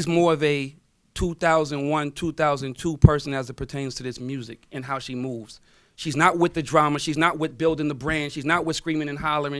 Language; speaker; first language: English; native; English